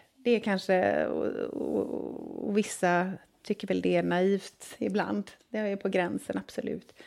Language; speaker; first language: Swedish; native; Swedish